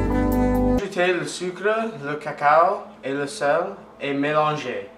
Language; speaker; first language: French; non-native, learner; English